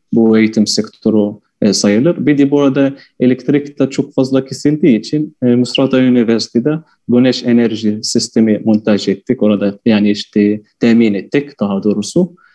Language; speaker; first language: Turkish; non-native, fluent; Arabic